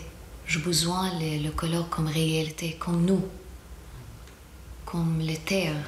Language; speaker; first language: French; non-native, learner; Arabic